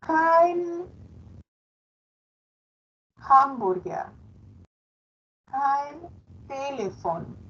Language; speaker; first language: German; non-native, fluent; Spanish